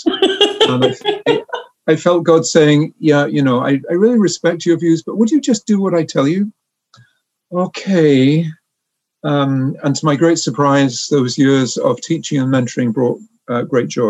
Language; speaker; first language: English; native; English